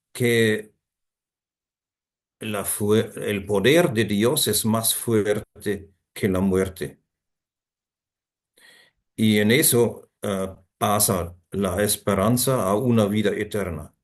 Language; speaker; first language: Spanish; non-native, fluent; German